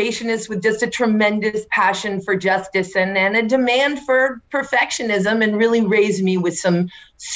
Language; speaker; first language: English; native; English